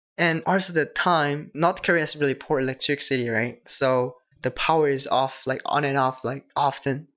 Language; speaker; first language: English; non-native, learner; Korean